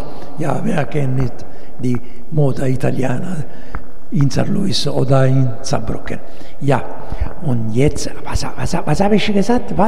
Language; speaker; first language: German; non-native, learner; Italian